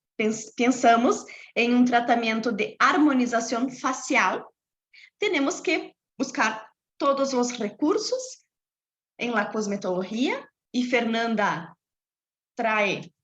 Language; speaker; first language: Spanish; non-native, fluent; Portuguese